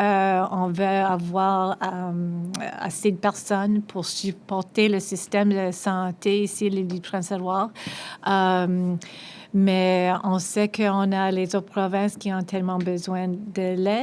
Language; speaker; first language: French; non-native, local second language; English